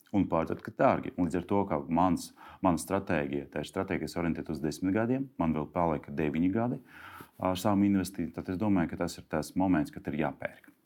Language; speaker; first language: Latvian; non-native, local second language; Russian